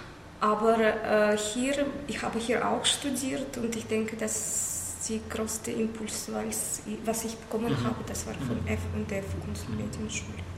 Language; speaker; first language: German; non-native, learner; Russian